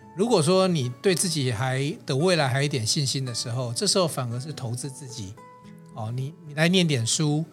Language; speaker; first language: Chinese; native; Chinese